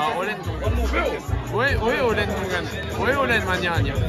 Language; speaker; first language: Korean; non-native, learner; French